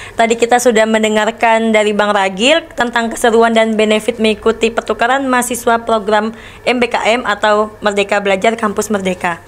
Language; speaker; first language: Indonesian; native; Indonesian